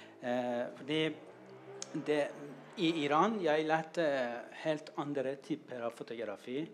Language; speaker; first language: Norwegian; non-native, learner; Persian